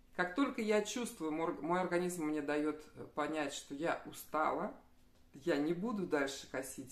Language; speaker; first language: Russian; native; Russian